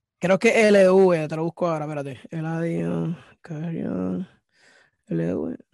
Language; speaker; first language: Spanish; native; Spanish